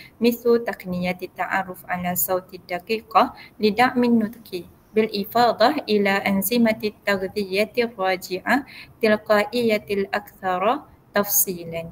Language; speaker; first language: Arabic; non-native, learner; Malay